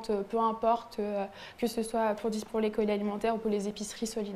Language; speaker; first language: French; native; French